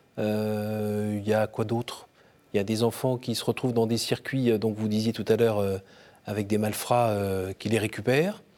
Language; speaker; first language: French; native; French